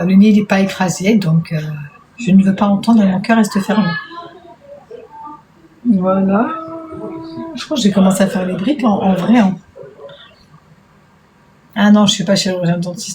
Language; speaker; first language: French; native; French